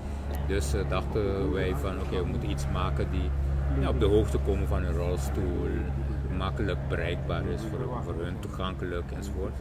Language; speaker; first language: Dutch; non-native, local second language; Papiamento